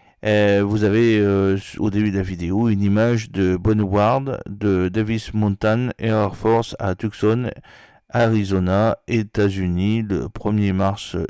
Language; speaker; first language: French; native; French